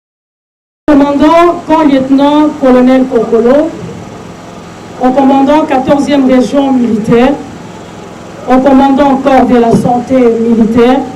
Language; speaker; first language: French; non-native, local second language; Lingala